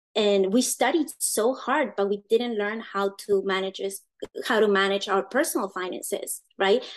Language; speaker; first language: English; early bilingual, other home language; Spanish